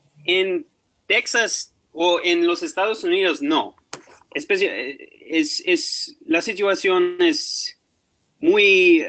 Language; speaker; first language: Spanish; non-native, fluent; English